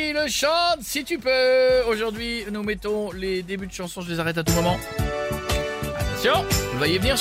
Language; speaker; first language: French; native; French